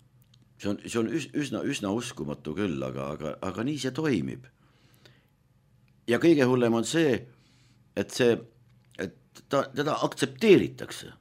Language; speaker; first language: Estonian; native; Estonian